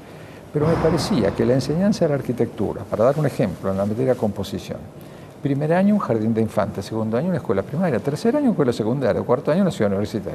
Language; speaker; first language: Spanish; native; Spanish